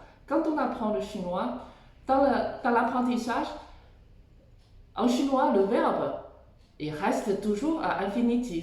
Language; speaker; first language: French; non-native, fluent; Chinese